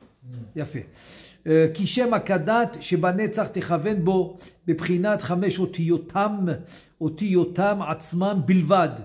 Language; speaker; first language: Hebrew; non-native, fluent; French